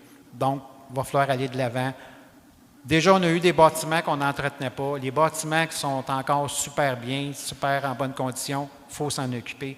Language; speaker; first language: French; native; French